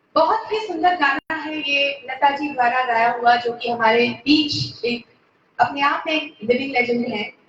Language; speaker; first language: Hindi; non-native, local second language; Bangla